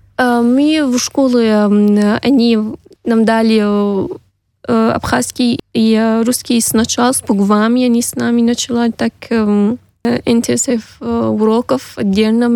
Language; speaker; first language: Russian; non-native, learner; Arabic